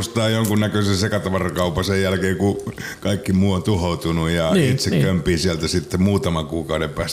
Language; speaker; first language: Finnish; native; Finnish